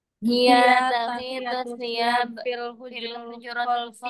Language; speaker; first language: Arabic; non-native, learner; Indonesian